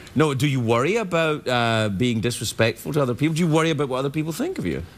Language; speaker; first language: English; native; English